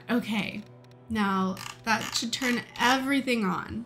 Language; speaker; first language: English; native; English